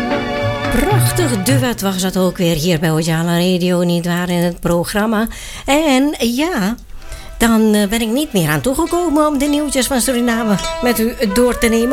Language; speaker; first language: Dutch; native; Dutch